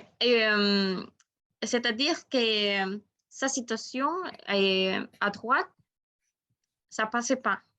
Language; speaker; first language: French; non-native, learner; Spanish